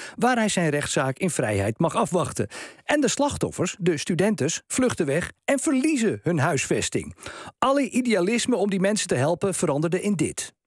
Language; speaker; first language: Dutch; native; Dutch